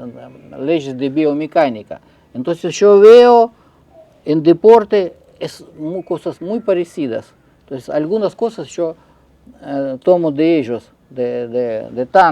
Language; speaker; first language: Spanish; non-native, fluent; Russian